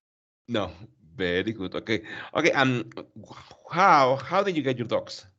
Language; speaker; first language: English; non-native, learner; Spanish